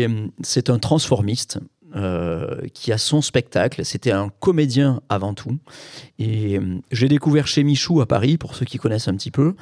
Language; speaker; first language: French; native; French